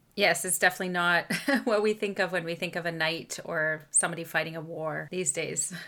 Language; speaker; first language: English; non-native, fluent; French